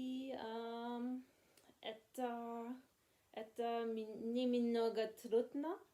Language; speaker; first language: Russian; non-native, learner; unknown